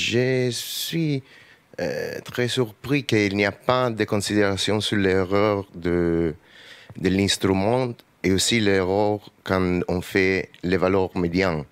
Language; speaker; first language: French; non-native, learner; English